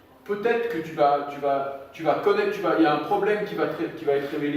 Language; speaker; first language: French; native; French